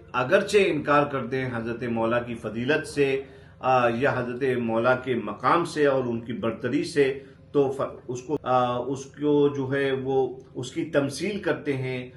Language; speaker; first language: Urdu; native; Urdu